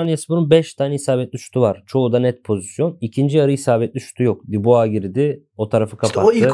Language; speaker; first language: Turkish; native; Turkish